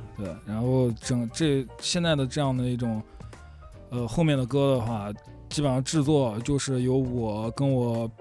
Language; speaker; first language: Chinese; native; Chinese